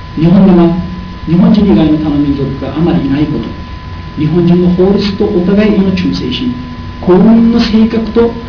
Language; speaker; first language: Japanese; non-native, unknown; Uzbek